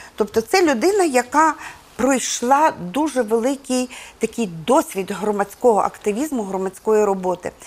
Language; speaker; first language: Ukrainian; native; Ukrainian